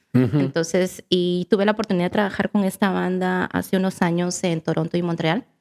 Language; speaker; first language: Spanish; native; Spanish